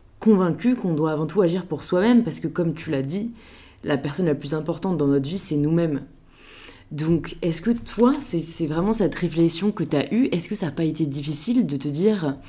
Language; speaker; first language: French; native; French